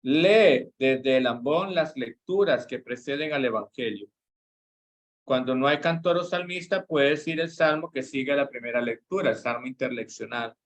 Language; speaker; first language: Spanish; native; Spanish